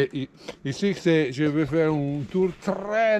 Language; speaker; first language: French; non-native, learner; Italian